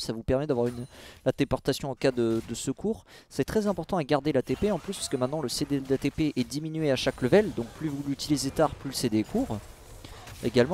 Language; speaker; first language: French; native; French